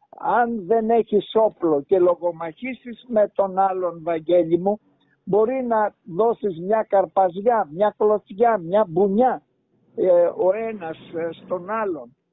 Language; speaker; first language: Greek; native; Greek